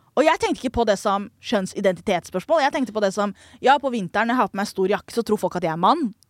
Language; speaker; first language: Norwegian; early bilingual, other home language; Somali